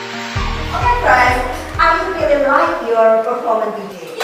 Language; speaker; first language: English; non-native, fluent; Indonesian